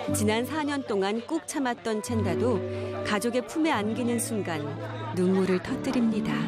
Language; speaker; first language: Korean; native; Korean